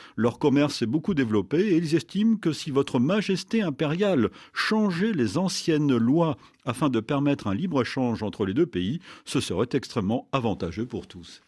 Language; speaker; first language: French; native; French